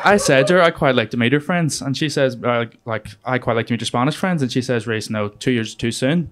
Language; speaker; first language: English; native; English